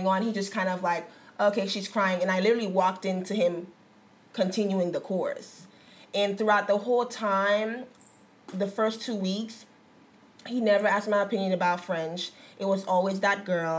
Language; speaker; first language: English; non-native, fluent; French